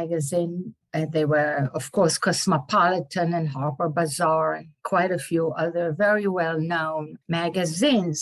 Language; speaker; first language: English; non-native, fluent; Hebrew